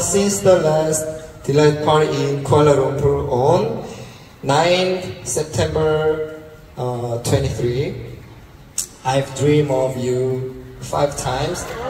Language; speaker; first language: English; non-native, learner; Korean